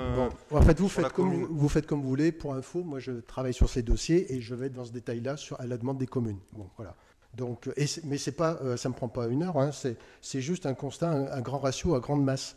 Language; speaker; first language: French; native; French